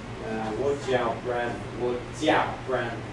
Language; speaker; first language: Chinese; non-native, learner; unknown